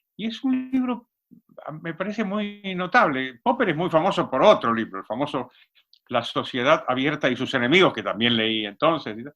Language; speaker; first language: Spanish; native; Spanish